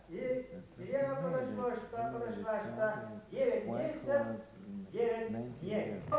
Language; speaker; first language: Russian; non-native, local second language; Yakut